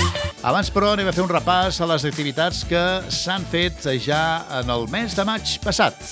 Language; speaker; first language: Catalan; native; Catalan